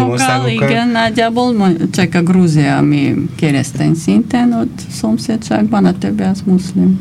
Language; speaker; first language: Hungarian; non-native, fluent; Armenian